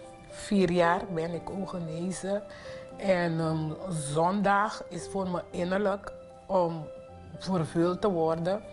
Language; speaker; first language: Dutch; non-native, local second language; Papiamento